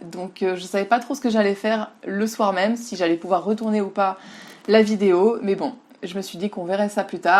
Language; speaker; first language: French; native; French